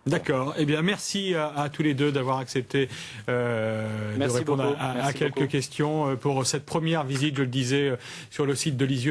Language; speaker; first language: French; native; French